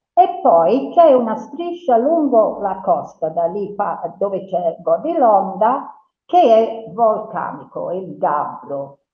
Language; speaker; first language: Italian; non-native, fluent; English